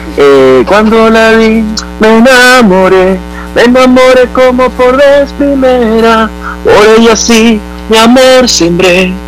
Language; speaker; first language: Spanish; native; Spanish